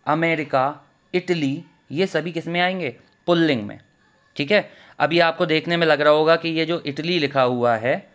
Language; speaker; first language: Hindi; native; Hindi